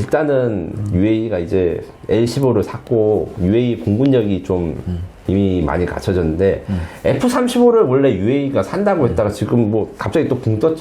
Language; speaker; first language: Korean; native; Korean